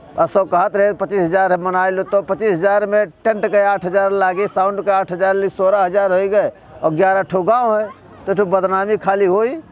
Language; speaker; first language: Hindi; non-native, local second language; Awadhi